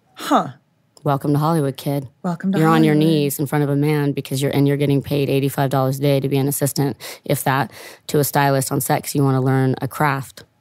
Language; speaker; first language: English; non-native, fluent; Italian